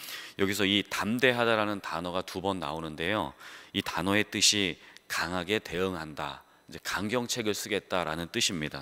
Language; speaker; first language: Korean; native; Korean